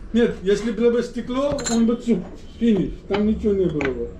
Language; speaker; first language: Russian; non-native, learner; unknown